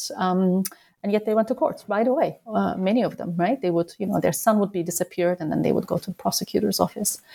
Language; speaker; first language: English; non-native, fluent; Turkish